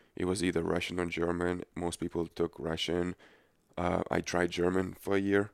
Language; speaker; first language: English; non-native, fluent; Lithuanian